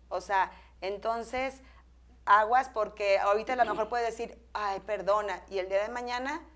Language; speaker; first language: Spanish; native; Spanish